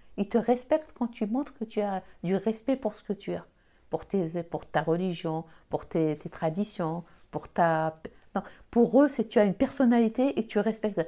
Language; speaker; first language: French; non-native, local second language; Arabic